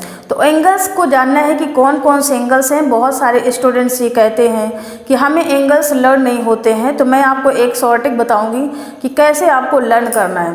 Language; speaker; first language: Hindi; native; Hindi